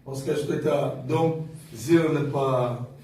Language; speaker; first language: Russian; non-native, fluent; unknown